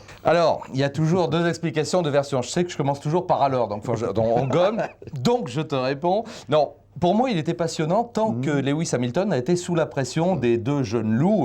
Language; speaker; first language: French; native; French